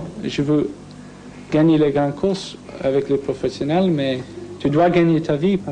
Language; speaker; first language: French; non-native, learner; English